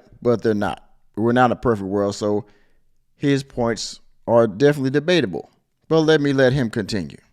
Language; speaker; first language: English; native; English